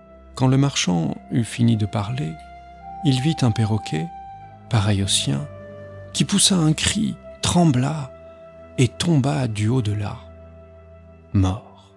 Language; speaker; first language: French; native; French